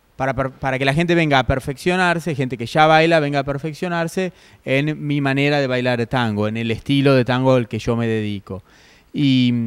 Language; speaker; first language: Spanish; native; Spanish